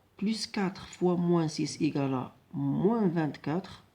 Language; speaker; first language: French; non-native, local second language; Arabic